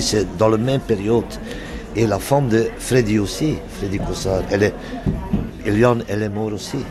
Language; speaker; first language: French; non-native, local second language; Dutch